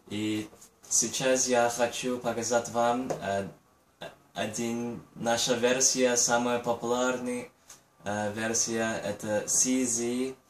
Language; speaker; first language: Russian; non-native, learner; Chinese